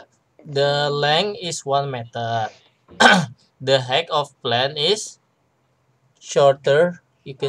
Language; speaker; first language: English; non-native, learner; Indonesian